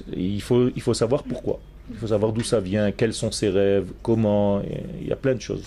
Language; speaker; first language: French; non-native, fluent; Hebrew